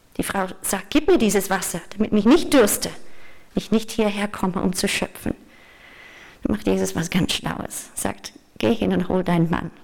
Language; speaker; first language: German; non-native, fluent; English